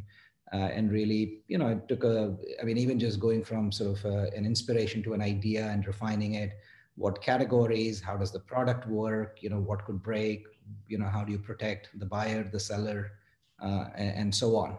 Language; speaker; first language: English; non-native, local second language; Gujarati